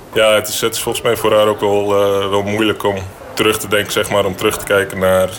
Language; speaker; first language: Dutch; early bilingual, other home language; Bosnian